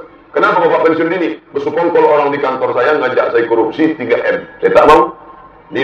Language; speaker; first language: Indonesian; non-native, local second language; Malay